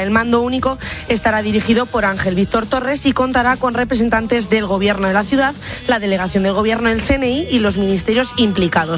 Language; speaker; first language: Spanish; native; Spanish